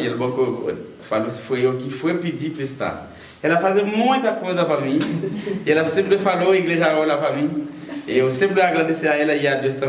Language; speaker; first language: Portuguese; non-native, learner; Haitian Creole